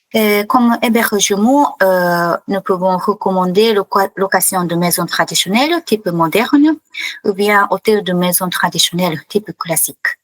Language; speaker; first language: French; non-native, fluent; Japanese